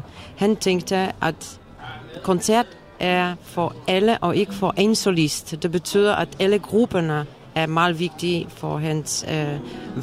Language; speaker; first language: Danish; non-native, learner; Polish